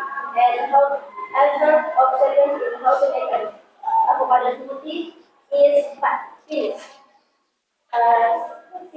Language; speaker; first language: English; non-native, learner; Indonesian